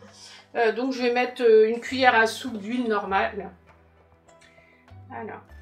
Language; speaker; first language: French; native; French